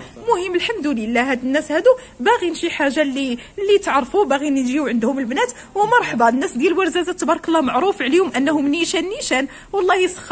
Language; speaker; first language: Arabic; native; Arabic